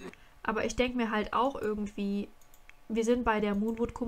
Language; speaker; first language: German; native; German